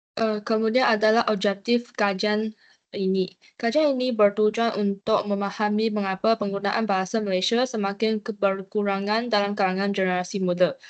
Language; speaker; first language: Malay; non-native, local second language; Chinese